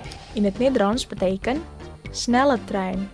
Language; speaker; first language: Dutch; non-native, fluent; Indonesian